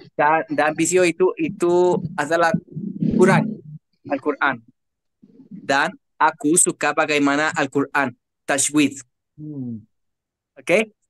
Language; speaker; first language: Indonesian; non-native, learner; Spanish